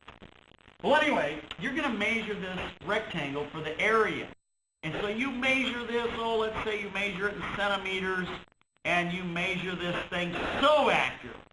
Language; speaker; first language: English; native; English